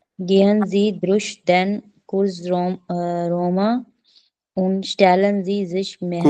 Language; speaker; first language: German; non-native, learner; Hindi